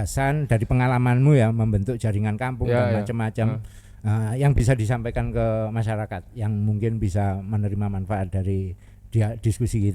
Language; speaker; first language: Indonesian; non-native, local second language; Javanese